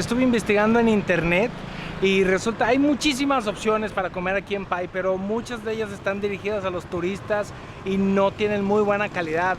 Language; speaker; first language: Spanish; native; Spanish